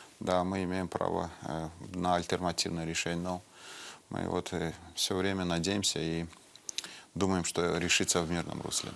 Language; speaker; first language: Russian; non-native, local second language; Azerbaijani